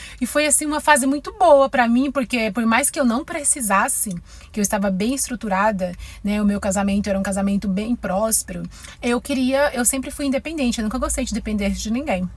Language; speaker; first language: Portuguese; native; Portuguese